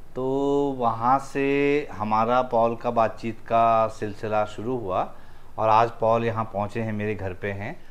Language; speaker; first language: Hindi; native; Hindi